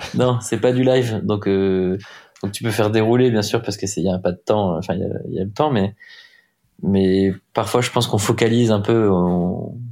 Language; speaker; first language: French; native; French